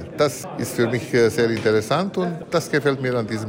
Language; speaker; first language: German; early bilingual, heritage; German